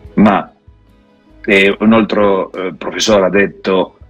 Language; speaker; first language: Italian; non-native, learner; Spanish